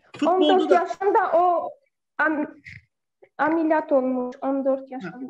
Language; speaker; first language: Turkish; non-native, fluent; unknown